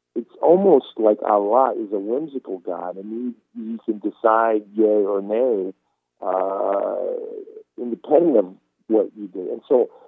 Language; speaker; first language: English; non-native, fluent; Turkish